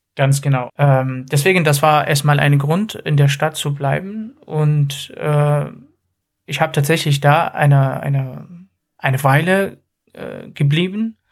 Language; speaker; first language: German; non-native, fluent; Arabic